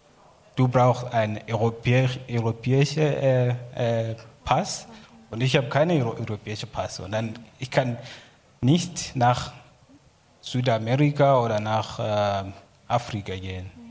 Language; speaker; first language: German; non-native, learner; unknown